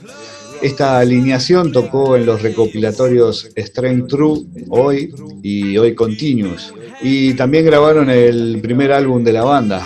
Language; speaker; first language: Spanish; native; Spanish